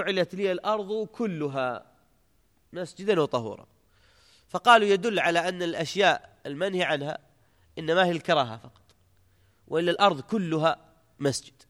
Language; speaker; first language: Arabic; native; Arabic